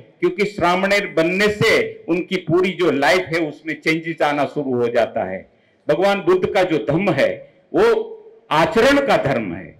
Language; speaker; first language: Hindi; non-native, local second language; Marathi